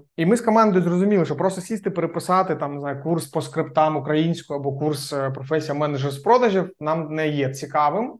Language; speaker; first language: Ukrainian; non-native, local second language; Russian